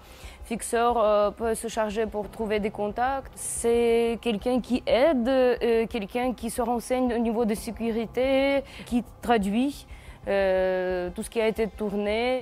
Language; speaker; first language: French; non-native, fluent; Ukrainian